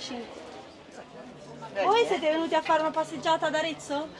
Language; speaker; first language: Italian; native; Italian